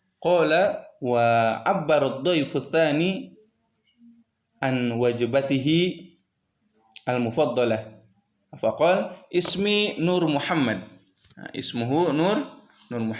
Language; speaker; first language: Arabic; non-native, fluent; Indonesian